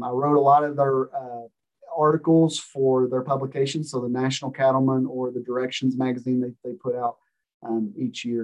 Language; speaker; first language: English; native; English